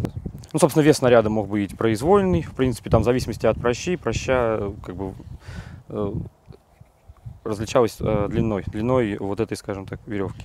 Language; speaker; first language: Russian; native; Russian